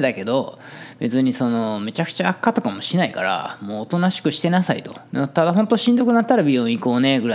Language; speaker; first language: Japanese; native; Japanese